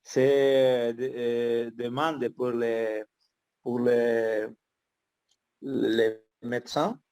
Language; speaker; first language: French; non-native, learner; Spanish